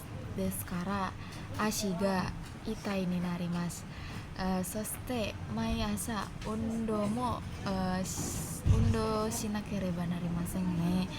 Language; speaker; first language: Japanese; non-native, learner; Indonesian